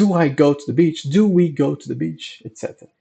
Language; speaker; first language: English; non-native, fluent; Portuguese